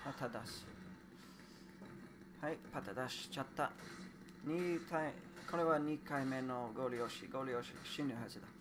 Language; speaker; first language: Japanese; non-native, learner; English